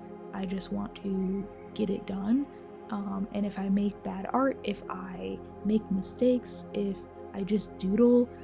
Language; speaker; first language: English; native; English